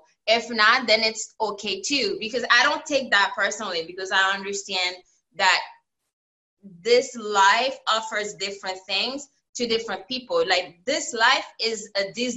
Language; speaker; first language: English; native; English